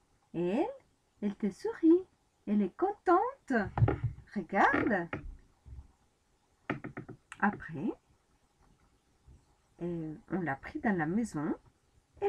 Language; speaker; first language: French; non-native, fluent; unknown